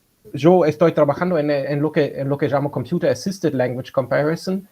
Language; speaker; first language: Spanish; non-native, fluent; German